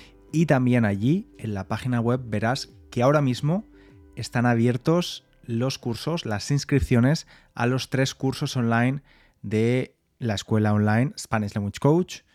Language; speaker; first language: Spanish; native; Spanish